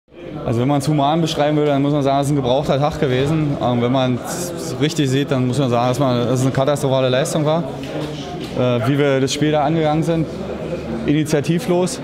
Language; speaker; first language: German; native; German